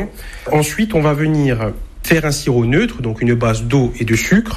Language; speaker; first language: French; native; French